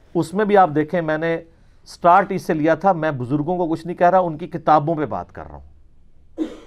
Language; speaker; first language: Urdu; non-native, local second language; Punjabi